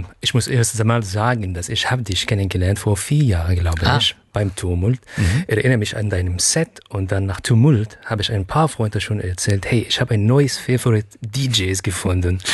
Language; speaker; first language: German; non-native, fluent; Arabic